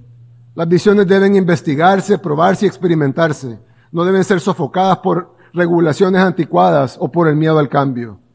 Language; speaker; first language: Spanish; native; Spanish